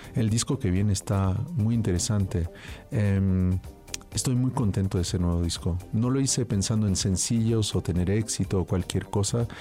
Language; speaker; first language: Spanish; early bilingual, heritage; French